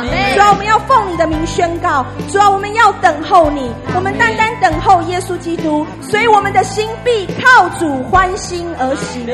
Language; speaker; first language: Chinese; native; Chinese